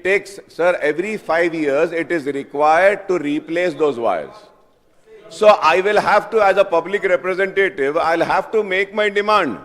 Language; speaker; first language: English; non-native, local second language; Urdu